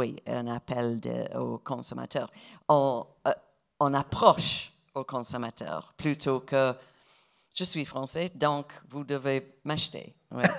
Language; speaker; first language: French; non-native, fluent; English